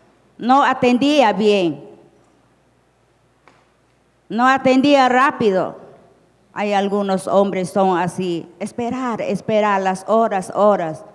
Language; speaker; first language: Spanish; non-native, local second language; Shipibo-Conibo